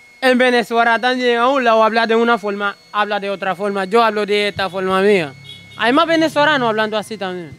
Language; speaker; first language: Spanish; non-native, learner; Haitian Creole